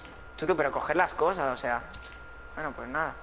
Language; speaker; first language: Spanish; native; Spanish